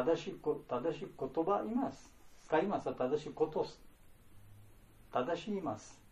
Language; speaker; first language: Japanese; non-native, fluent; Bangla